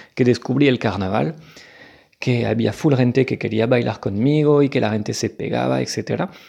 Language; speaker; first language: Spanish; non-native, fluent; French